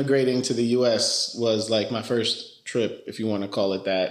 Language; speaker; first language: English; early bilingual, other home language; Spanish